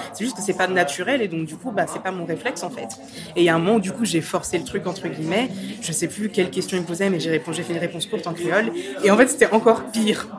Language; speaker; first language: French; native; French